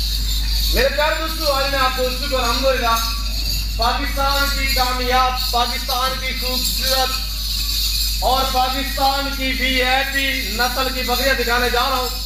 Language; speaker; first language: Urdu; non-native, local second language; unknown